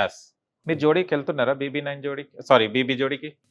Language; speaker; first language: Telugu; native; Telugu